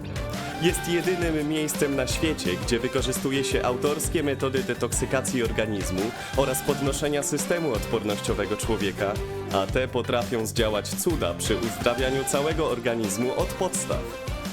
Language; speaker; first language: Polish; native; Polish